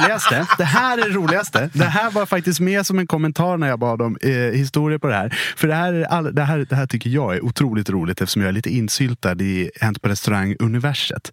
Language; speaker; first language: Swedish; native; Swedish